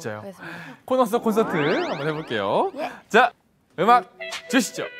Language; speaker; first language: Korean; native; Korean